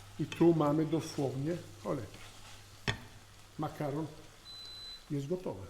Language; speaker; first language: Polish; non-native, learner; Italian